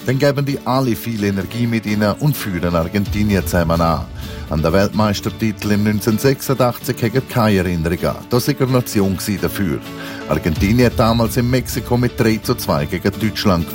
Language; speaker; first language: German; native; German